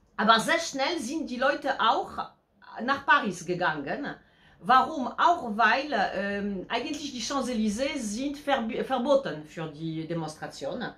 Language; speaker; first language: German; non-native, fluent; Polish